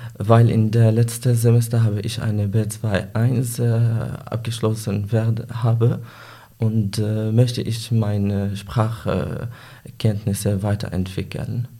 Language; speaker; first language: German; non-native, learner; Arabic